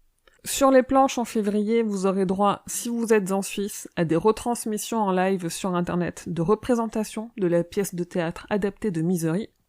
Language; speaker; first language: French; native; French